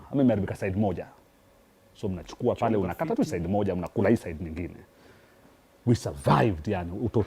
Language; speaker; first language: Swahili; native; Swahili